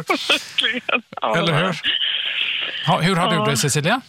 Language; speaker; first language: Swedish; native; Swedish